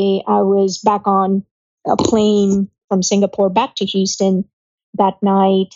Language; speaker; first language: English; non-native, local second language; Gujarati